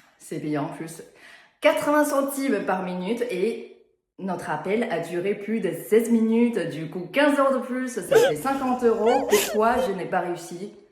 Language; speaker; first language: French; non-native, fluent; Chinese